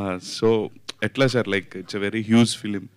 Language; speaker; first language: Telugu; native; Telugu